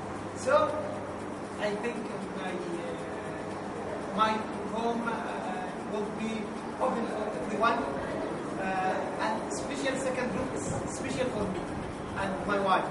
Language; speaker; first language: English; non-native, learner; Arabic